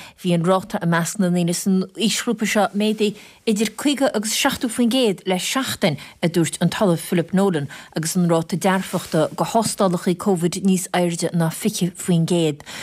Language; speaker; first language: Irish; native; Irish